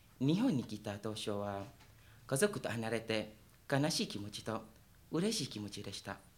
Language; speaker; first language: Japanese; non-native, fluent; Malay